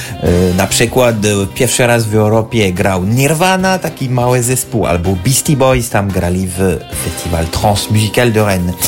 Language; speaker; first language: Polish; non-native, learner; French